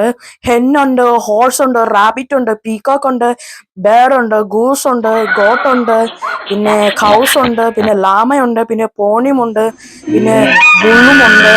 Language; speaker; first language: Malayalam; early bilingual, heritage; Malayalam